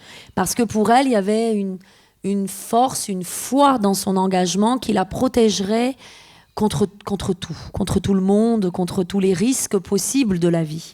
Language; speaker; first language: French; early bilingual, other home language; Persian